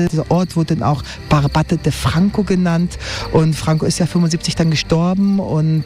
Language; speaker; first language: German; native; German